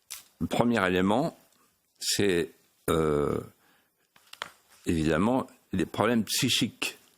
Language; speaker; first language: French; native; French